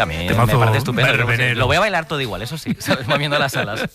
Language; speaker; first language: Spanish; native; Spanish